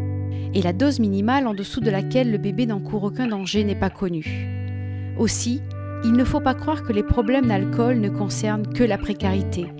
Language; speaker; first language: French; native; French